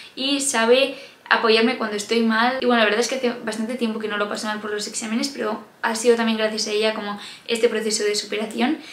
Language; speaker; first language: Spanish; native; Spanish